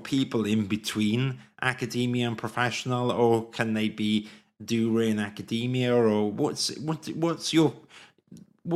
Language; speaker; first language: English; native; English